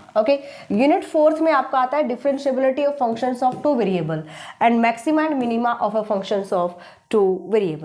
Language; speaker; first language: Hindi; native; Hindi